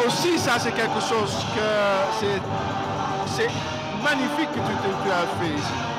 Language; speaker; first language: French; non-native, learner; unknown